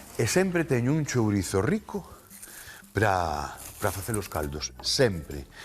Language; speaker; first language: Galician; native; Galician